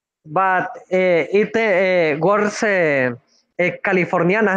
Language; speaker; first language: English; non-native, learner; Spanish